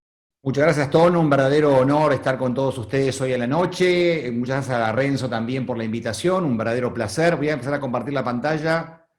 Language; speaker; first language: Spanish; native; Spanish